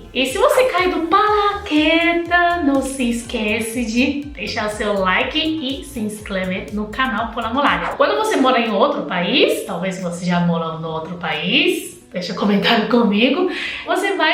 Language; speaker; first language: Portuguese; non-native, fluent; Chinese